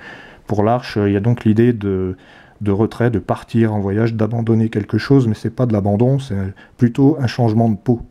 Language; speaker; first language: French; native; French